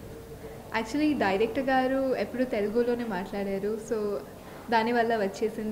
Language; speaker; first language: Telugu; non-native, local second language; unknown